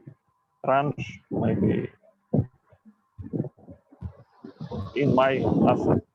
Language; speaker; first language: English; non-native, local second language; Russian